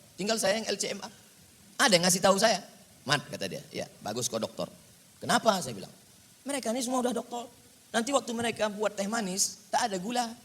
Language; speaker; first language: Indonesian; native; Indonesian